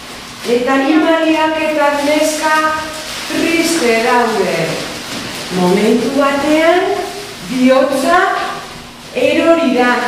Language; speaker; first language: Basque; non-native, local second language; Spanish